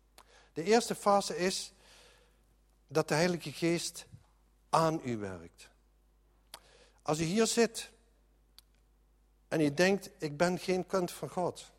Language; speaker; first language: Dutch; native; Dutch